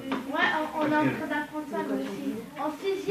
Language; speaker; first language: French; native; French